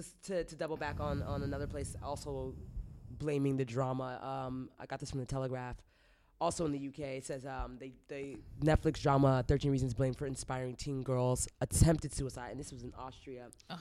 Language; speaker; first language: English; native; English